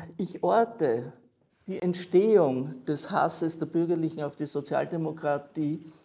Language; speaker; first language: German; native; German